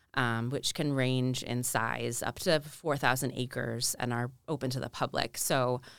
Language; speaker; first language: English; native; English